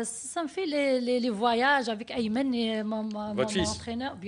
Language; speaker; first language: French; non-native, learner; Arabic